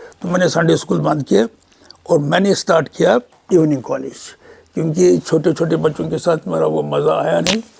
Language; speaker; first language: Urdu; non-native, local second language; Kashmiri